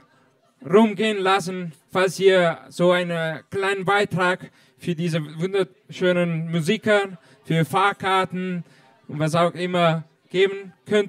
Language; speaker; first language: German; non-native, fluent; Italian